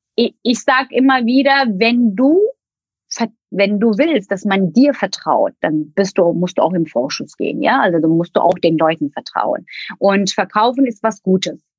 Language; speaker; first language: German; non-native, fluent; Turkish